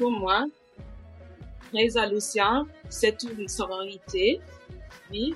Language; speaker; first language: French; non-native, local second language; English